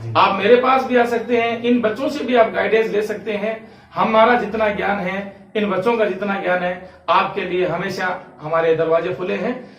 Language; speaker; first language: Hindi; native; Hindi